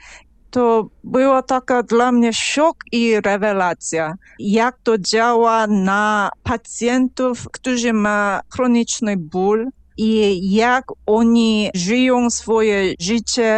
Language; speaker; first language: Polish; non-native, fluent; Korean